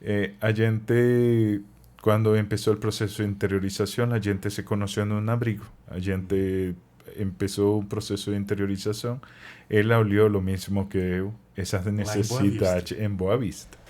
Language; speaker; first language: Portuguese; non-native, learner; Spanish